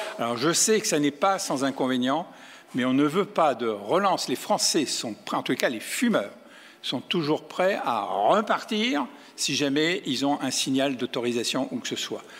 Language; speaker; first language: French; native; French